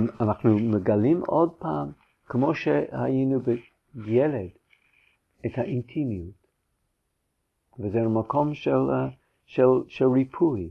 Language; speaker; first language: Hebrew; non-native, fluent; English